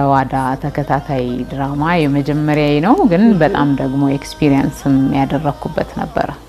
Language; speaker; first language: Amharic; non-native, local second language; Oromo